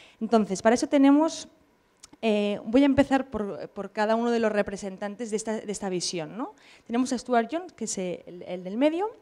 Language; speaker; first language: Spanish; native; Spanish